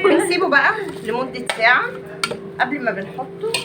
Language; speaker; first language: Arabic; native; Arabic